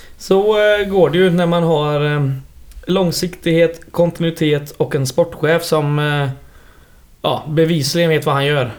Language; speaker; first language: Swedish; native; Swedish